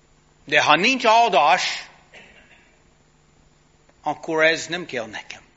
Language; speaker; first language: Hungarian; non-native, fluent; English